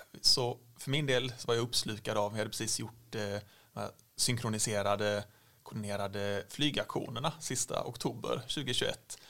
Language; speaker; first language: Swedish; native; Swedish